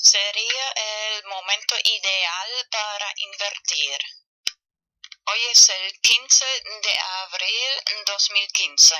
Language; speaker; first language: Spanish; non-native, fluent; German